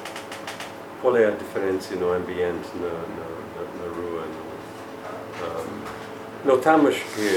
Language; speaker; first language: Portuguese; non-native, fluent; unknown